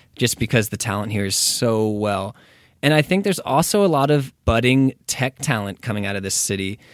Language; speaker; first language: English; native; English